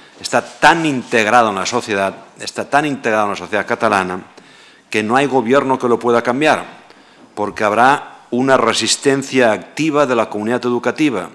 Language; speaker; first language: Spanish; non-native, local second language; Catalan